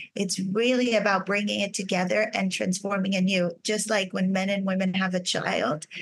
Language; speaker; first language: English; non-native, fluent; Portuguese